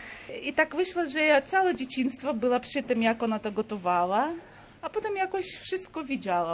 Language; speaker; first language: Polish; non-native, fluent; Crimean Tatar